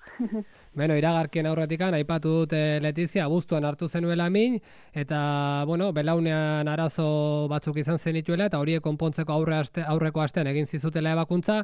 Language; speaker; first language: Basque; native; Basque